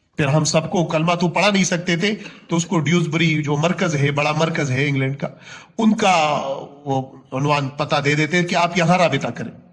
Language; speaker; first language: Urdu; non-native, local second language; Punjabi